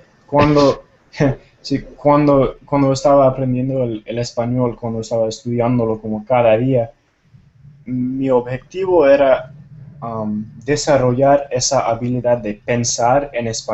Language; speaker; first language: Spanish; non-native, fluent; Tamil